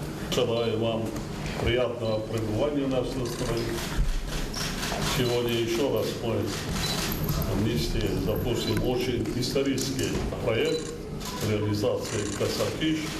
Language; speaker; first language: Russian; non-native, local second language; Tajik